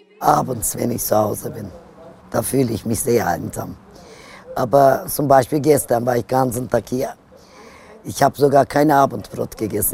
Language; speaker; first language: German; non-native, learner; Turkish